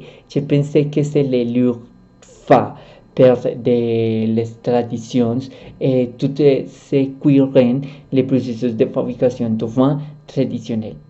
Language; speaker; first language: French; non-native, learner; Spanish